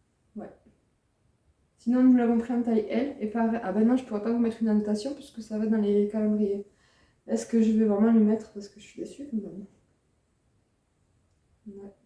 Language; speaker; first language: French; native; French